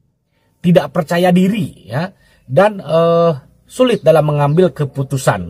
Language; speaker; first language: Indonesian; native; Indonesian